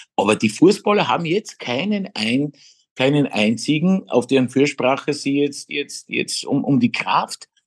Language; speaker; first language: German; non-native, fluent; Polish